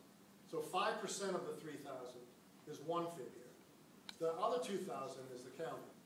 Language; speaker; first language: English; native; English